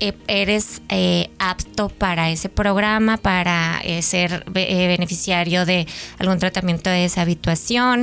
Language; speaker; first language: Spanish; native; Spanish